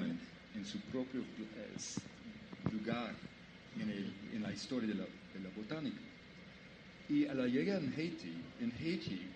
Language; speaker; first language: Spanish; non-native, learner; English